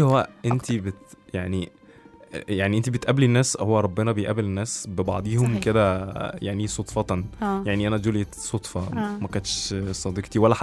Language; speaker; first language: Arabic; native; Arabic